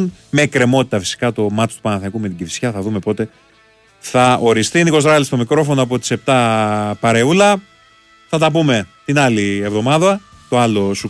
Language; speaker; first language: Greek; native; Greek